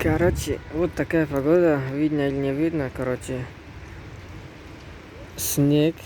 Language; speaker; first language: Russian; non-native, fluent; Tajik